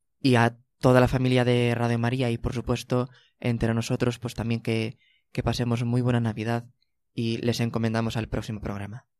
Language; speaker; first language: Spanish; native; Spanish